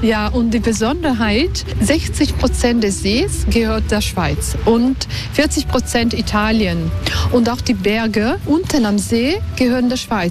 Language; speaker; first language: German; non-native, local second language; Italian